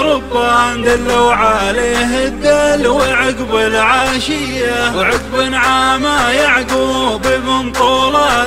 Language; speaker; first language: Arabic; native; Arabic